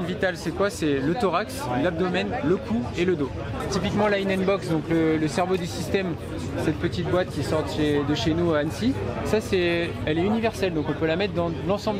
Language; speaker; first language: French; native; French